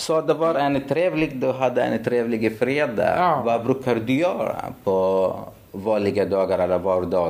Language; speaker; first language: Swedish; non-native, fluent; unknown